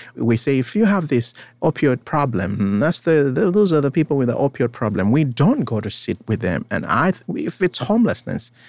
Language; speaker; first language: English; non-native, local second language; Ganda